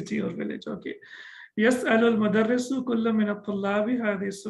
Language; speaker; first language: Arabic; non-native, fluent; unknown